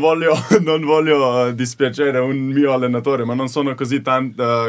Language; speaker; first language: Italian; non-native, learner; Slovenian